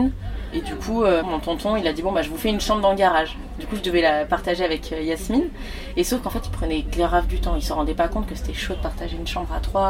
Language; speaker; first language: French; native; French